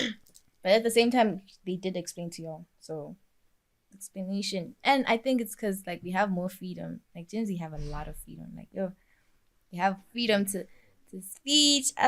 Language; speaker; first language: English; non-native, local second language; Swati